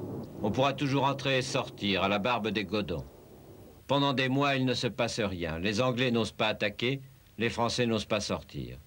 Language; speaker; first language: French; native; French